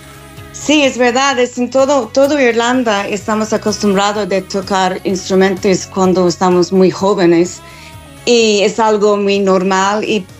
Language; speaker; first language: Spanish; non-native, fluent; English